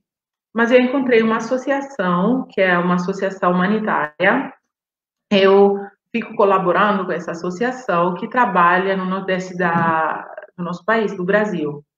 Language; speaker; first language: Portuguese; non-native, fluent; Italian